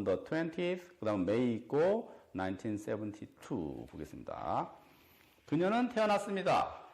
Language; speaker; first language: Korean; native; Korean